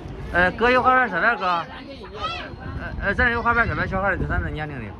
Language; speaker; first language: Chinese; native; Chinese